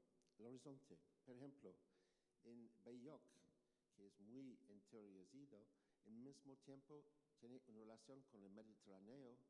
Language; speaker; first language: Spanish; non-native, learner; English